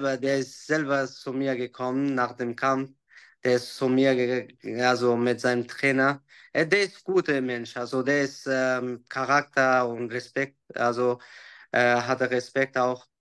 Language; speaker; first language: German; non-native, learner; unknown